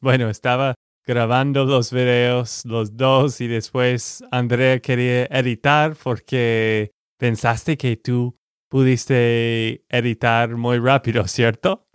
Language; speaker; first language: Spanish; non-native, learner; English